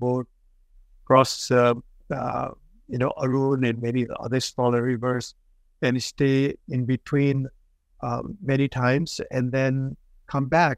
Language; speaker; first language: English; non-native, local second language; Nepali